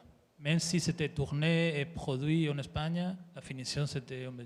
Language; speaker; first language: French; non-native, fluent; Spanish